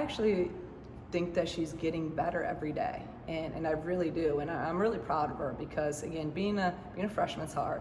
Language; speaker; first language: English; native; English